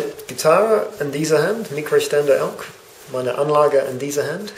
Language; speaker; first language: German; non-native, learner; English